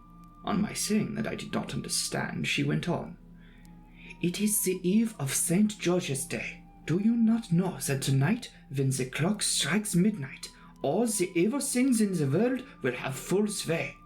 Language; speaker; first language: English; native; English